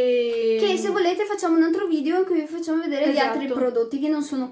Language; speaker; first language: Italian; early bilingual, other home language; Arabic